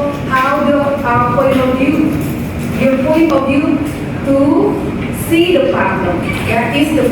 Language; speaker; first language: English; non-native, learner; Indonesian